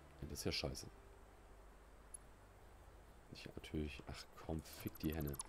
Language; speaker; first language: German; native; German